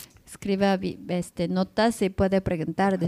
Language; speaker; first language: Spanish; non-native, learner; Japanese